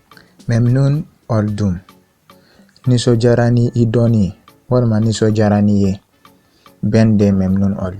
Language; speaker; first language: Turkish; non-native, fluent; Bambara